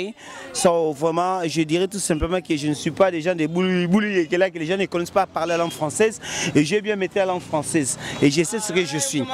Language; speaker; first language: French; non-native, local second language; Lingala